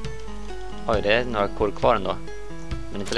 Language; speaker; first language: Swedish; native; Swedish